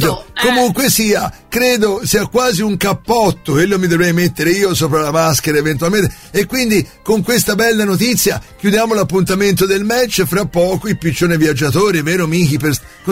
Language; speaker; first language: Italian; native; Italian